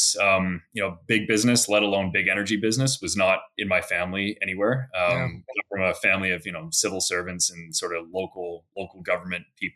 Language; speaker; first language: English; native; English